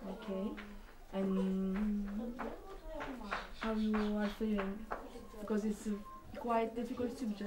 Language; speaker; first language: English; non-native, learner; French